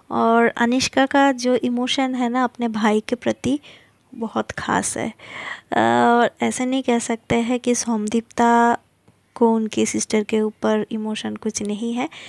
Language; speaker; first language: Hindi; non-native, local second language; Bangla